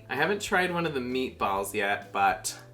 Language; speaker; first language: English; native; English